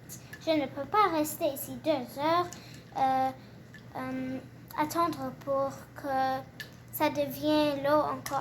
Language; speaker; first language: French; non-native, learner; English